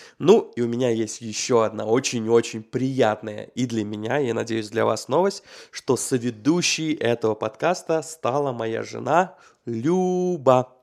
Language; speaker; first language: Russian; native; Russian